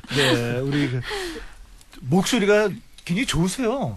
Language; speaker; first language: Korean; native; Korean